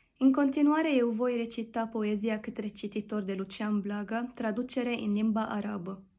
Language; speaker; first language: Romanian; non-native, learner; Arabic